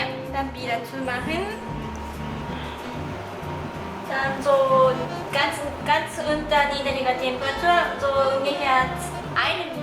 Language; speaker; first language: German; non-native, learner; Japanese